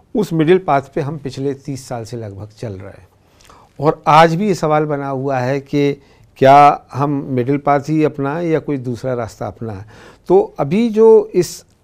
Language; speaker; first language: Hindi; native; Hindi